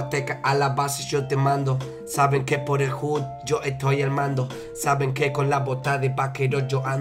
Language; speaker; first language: Spanish; native; Spanish